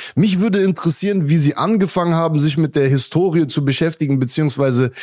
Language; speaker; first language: German; native; German